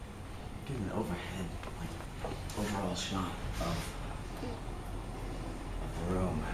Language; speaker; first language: English; native; English